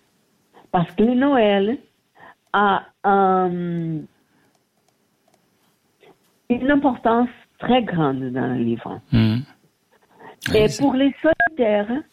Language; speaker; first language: French; non-native, learner; Portuguese